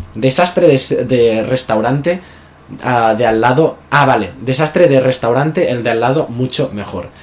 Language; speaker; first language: Spanish; non-native, local second language; Catalan